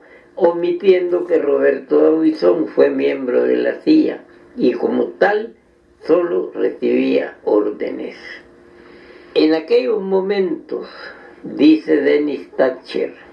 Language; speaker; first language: Spanish; native; Spanish